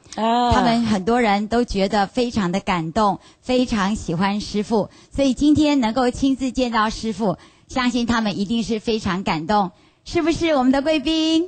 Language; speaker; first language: Chinese; native; Chinese